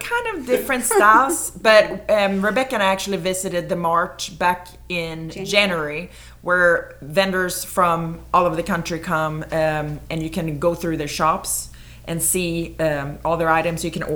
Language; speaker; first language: English; non-native, fluent; Swedish